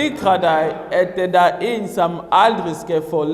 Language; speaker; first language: Danish; non-native, fluent; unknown